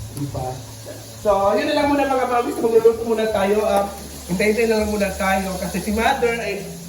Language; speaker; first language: Filipino; non-native, local second language; Cebuano